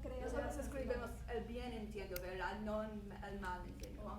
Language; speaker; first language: Spanish; non-native, learner; English